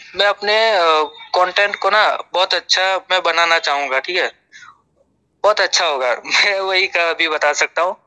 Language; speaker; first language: Hindi; non-native, local second language; Gujarati